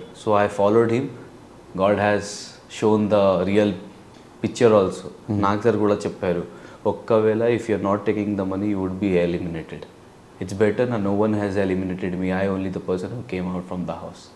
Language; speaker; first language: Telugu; non-native, learner; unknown